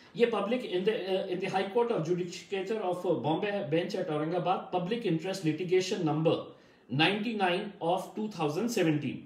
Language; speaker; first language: Hindi; non-native, local second language; Urdu